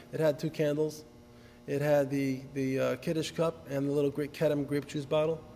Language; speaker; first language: English; native; English